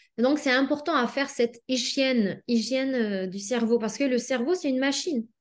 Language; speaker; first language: French; non-native, local second language; Arabic